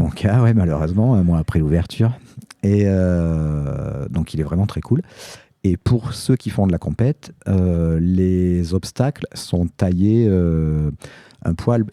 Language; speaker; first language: French; native; French